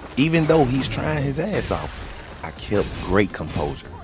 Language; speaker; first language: English; native; English